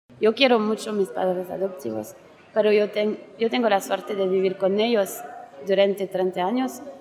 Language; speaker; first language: Spanish; non-native, learner; French